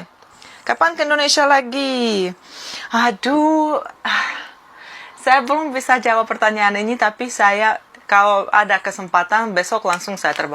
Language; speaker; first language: Indonesian; non-native, fluent; French